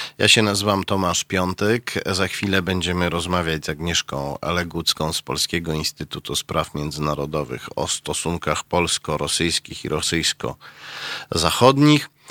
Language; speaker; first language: Polish; native; Polish